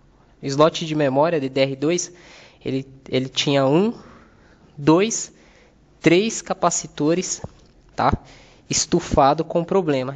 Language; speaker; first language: Portuguese; native; Portuguese